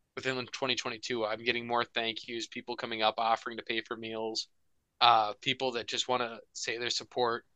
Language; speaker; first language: English; native; English